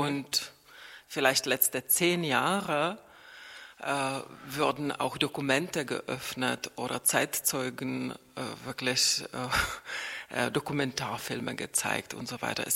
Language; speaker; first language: German; non-native, fluent; Czech